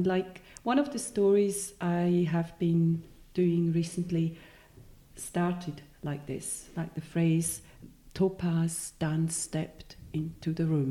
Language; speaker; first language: English; non-native, fluent; Swiss German